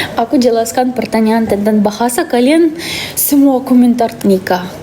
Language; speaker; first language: Indonesian; non-native, fluent; Russian